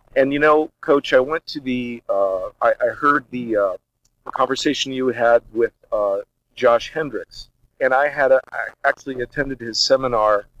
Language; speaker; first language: English; early bilingual, other home language; Portuguese